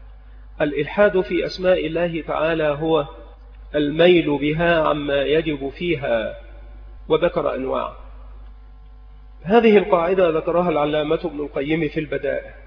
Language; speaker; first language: Arabic; native; Arabic